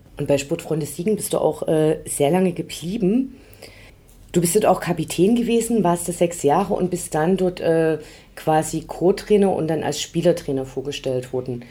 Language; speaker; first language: German; native; German